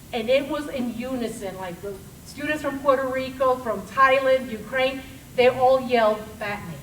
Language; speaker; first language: English; early bilingual, other home language; Spanish